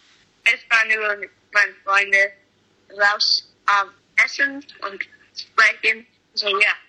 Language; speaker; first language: German; early bilingual, heritage; English